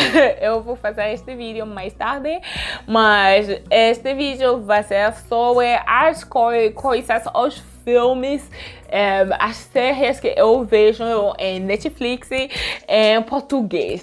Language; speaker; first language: Portuguese; non-native, learner; French